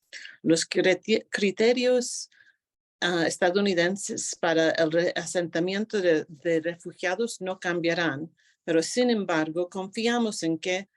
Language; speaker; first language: Spanish; non-native, fluent; English